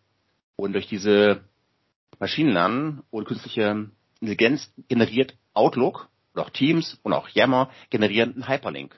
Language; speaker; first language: German; native; German